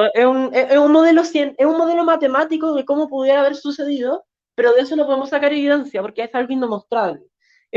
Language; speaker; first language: Spanish; native; Spanish